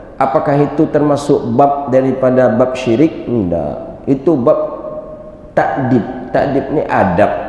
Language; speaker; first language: Malay; non-native, local second language; Minangkabau